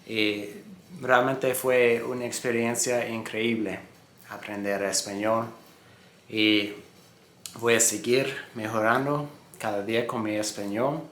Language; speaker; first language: Spanish; non-native, fluent; English